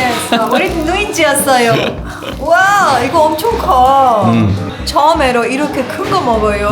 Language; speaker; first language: Korean; non-native, learner; Persian